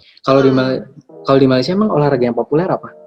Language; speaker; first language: Indonesian; native; Indonesian